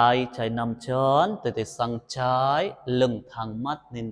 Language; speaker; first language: Vietnamese; non-native, learner; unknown